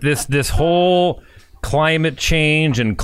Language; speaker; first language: English; native; English